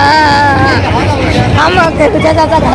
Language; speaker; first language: Hindi; native; Hindi